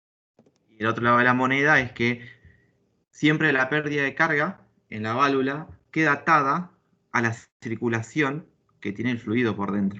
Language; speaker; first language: Spanish; native; Spanish